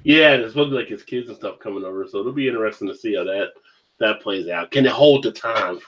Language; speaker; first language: English; native; English